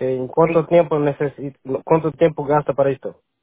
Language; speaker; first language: Spanish; non-native, learner; Portuguese